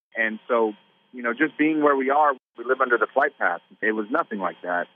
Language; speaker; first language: English; native; English